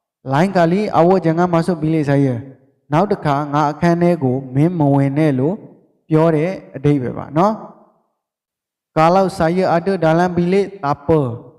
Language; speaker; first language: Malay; non-native, fluent; Burmese